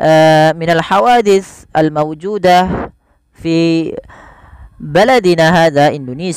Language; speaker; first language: Arabic; non-native, fluent; Indonesian